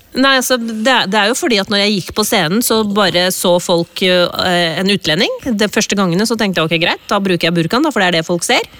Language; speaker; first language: Norwegian; early bilingual, other home language; Urdu